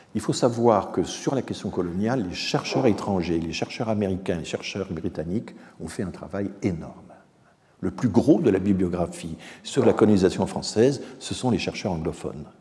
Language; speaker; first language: French; native; French